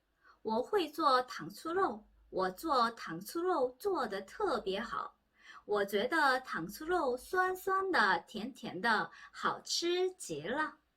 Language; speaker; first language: Chinese; non-native, fluent; Korean